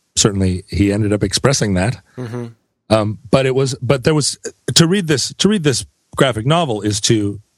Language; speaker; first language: English; native; English